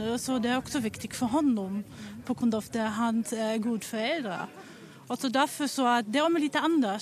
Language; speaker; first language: Swedish; non-native, learner; German